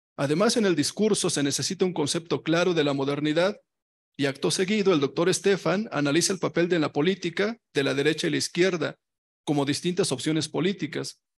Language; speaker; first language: Spanish; native; Spanish